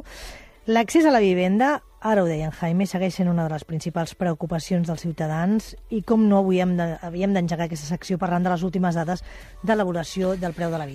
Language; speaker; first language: Catalan; native; Catalan